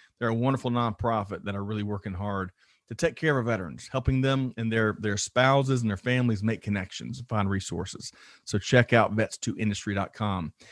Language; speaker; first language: English; native; English